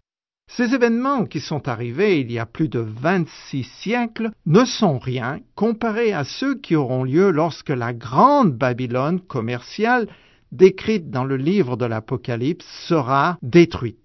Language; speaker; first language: French; native; French